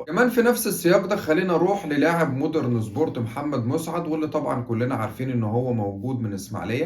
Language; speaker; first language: Arabic; native; Arabic